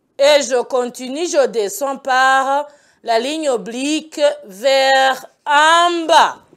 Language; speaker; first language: French; non-native, local second language; Kinyarwanda